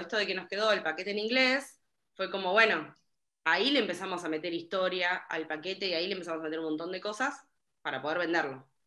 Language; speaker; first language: Spanish; native; Spanish